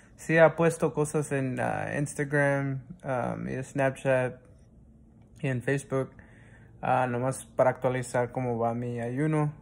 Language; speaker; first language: Spanish; early bilingual, heritage; Spanish